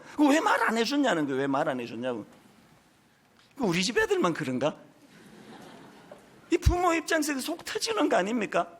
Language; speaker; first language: Korean; native; Korean